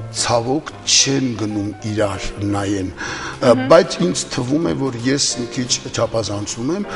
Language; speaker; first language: Armenian; early bilingual, heritage; Armenian